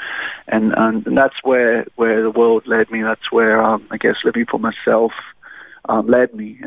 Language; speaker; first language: English; native; English